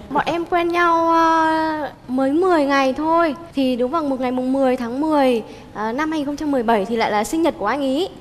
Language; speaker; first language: Vietnamese; native; Vietnamese